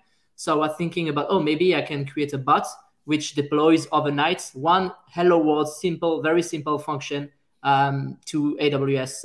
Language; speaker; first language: English; non-native, fluent; French